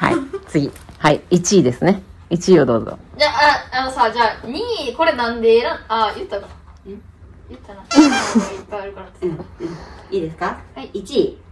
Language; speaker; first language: Japanese; native; Japanese